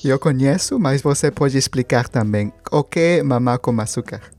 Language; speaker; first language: Portuguese; non-native, learner; Spanish